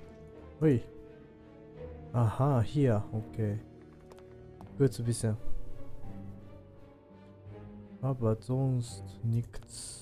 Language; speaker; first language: German; non-native, learner; Japanese